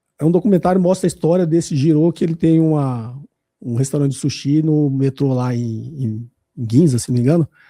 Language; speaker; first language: Portuguese; native; Portuguese